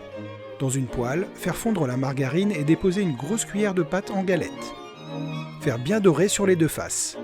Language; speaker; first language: French; native; French